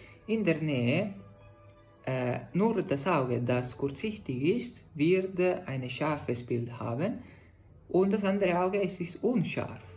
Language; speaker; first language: German; non-native, fluent; Italian